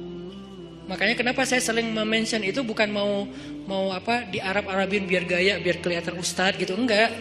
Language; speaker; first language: Indonesian; native; Indonesian